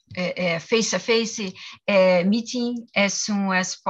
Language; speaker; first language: English; non-native, learner; Portuguese